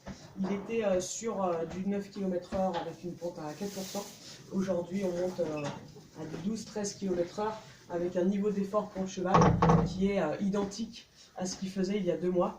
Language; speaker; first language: French; native; French